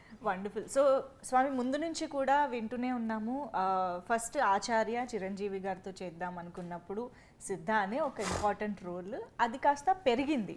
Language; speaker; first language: Telugu; native; Telugu